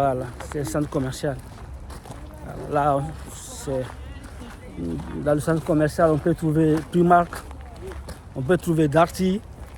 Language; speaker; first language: French; native; French